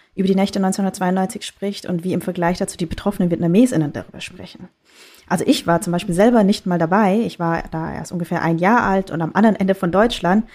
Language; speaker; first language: German; native; German